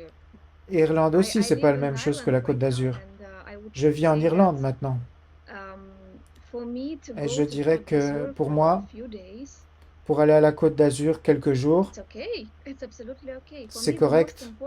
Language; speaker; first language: French; non-native, fluent; Ukrainian